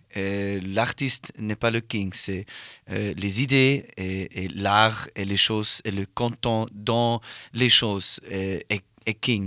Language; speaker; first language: French; non-native, learner; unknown